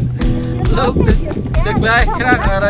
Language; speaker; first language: English; non-native, learner; Vietnamese